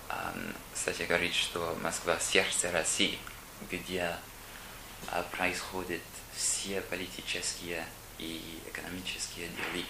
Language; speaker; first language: Russian; non-native, learner; English